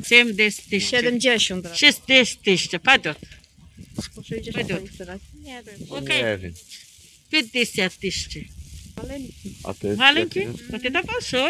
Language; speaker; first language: Russian; non-native, local second language; Uzbek